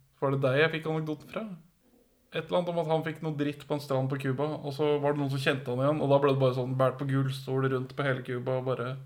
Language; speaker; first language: Norwegian; native; Norwegian